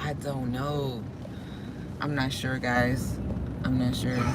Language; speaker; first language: English; native; English